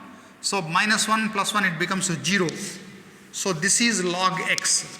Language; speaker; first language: English; non-native, local second language; Kannada